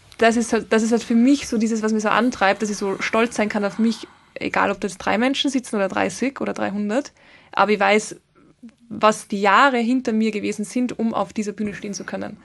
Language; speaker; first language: German; native; German